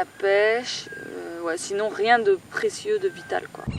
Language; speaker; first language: French; native; French